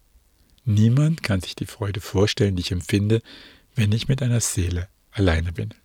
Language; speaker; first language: German; native; German